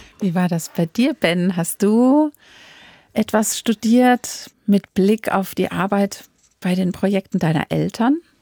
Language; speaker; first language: German; native; German